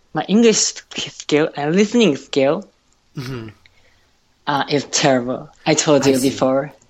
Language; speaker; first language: English; non-native, learner; Japanese